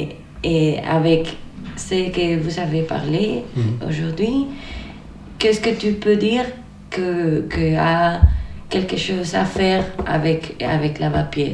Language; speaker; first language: French; non-native, fluent; Spanish